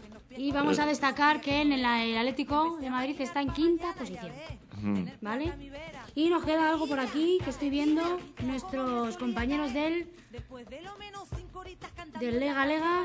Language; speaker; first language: Spanish; native; Spanish